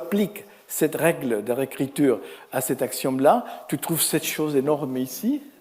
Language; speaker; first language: French; non-native, fluent; Spanish